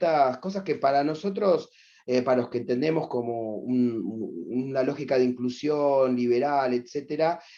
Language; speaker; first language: Spanish; native; Spanish